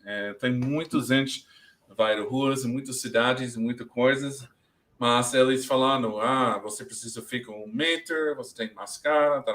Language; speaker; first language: Portuguese; non-native, learner; English